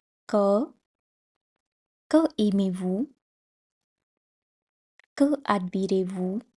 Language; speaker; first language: French; non-native, fluent; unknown